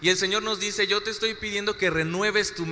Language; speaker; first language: Spanish; native; Spanish